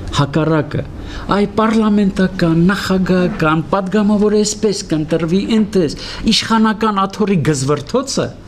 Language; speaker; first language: Armenian; native; Armenian